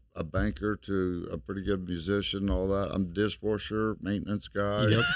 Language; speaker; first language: English; native; English